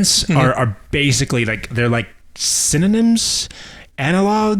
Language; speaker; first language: English; native; English